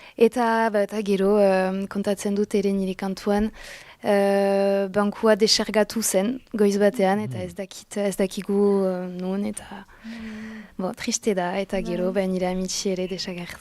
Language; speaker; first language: Basque; non-native, local second language; French